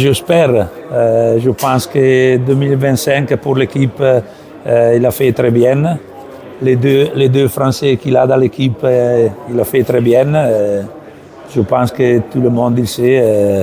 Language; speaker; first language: French; non-native, learner; Italian